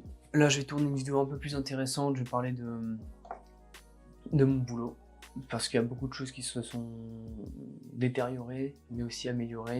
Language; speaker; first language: French; native; French